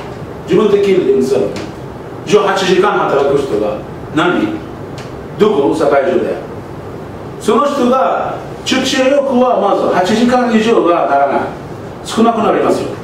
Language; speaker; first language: Japanese; non-native, learner; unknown